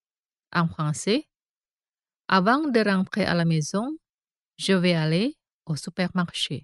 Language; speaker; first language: French; non-native, fluent; Indonesian